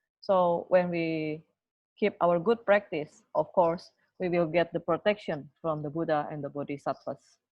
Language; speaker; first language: English; non-native, fluent; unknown